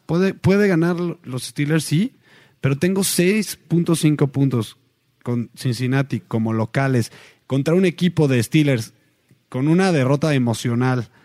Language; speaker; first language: Spanish; native; Spanish